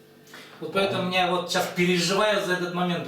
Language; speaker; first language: Russian; native; Russian